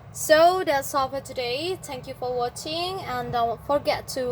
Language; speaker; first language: English; non-native, fluent; Indonesian